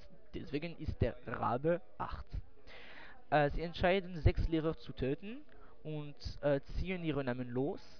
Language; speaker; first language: German; non-native, learner; French